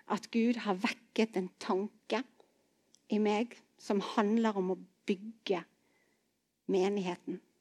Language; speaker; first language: Norwegian; native; Norwegian